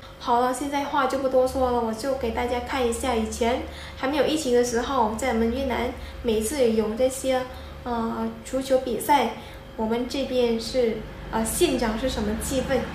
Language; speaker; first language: Chinese; non-native, fluent; Vietnamese